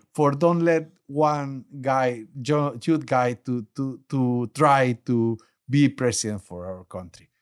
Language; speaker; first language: English; non-native, learner; Spanish